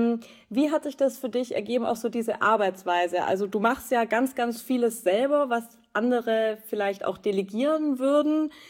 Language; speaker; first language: German; native; German